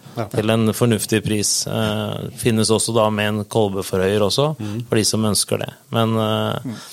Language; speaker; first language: Norwegian; native; Norwegian